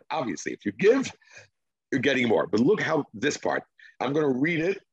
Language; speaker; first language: English; non-native, fluent; Hebrew